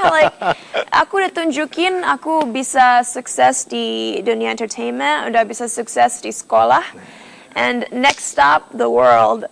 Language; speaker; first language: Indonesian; early bilingual, heritage; Indonesian